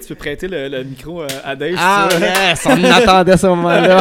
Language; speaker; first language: French; native; French